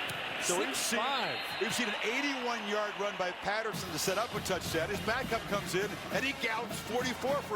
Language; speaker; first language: English; native; English